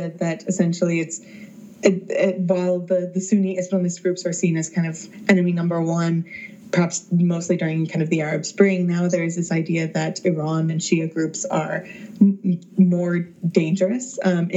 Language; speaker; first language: English; native; English